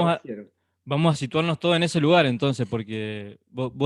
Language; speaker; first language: Spanish; native; Spanish